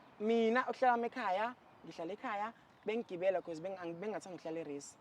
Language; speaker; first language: Zulu; non-native, local second language; Xhosa